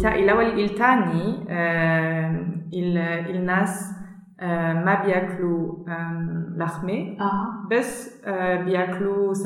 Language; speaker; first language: Arabic; non-native, learner; German